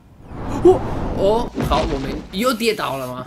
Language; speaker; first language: Chinese; non-native, fluent; English